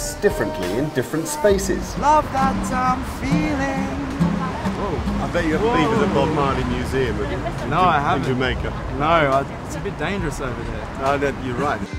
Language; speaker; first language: English; native; English